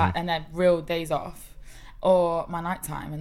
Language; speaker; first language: English; native; English